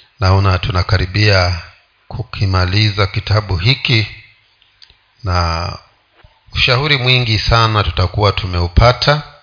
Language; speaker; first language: Swahili; non-native, local second language; Giryama